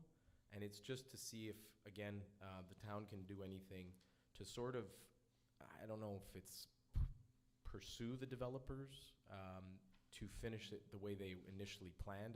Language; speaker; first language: English; native; English